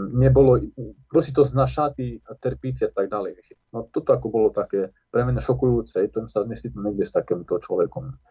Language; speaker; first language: Slovak; non-native, local second language; Rusyn